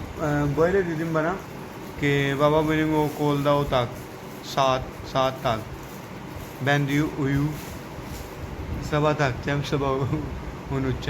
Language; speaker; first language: Turkish; non-native, learner; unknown